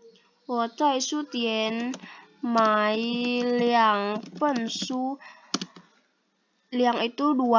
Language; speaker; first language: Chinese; non-native, learner; Indonesian